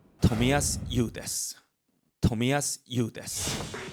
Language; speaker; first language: Japanese; non-native, learner; Korean